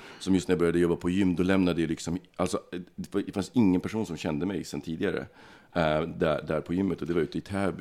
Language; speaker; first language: Swedish; early bilingual, other home language; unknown